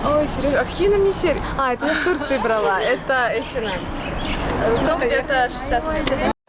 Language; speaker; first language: Russian; native; Russian